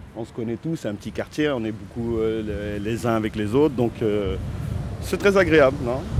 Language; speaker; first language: French; early bilingual, other home language; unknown